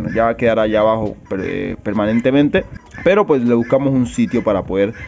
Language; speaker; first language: Spanish; native; Spanish